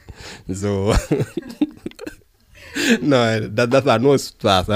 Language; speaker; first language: German; non-native, learner; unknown